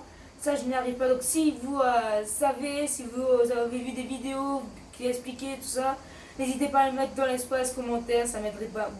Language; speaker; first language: French; native; French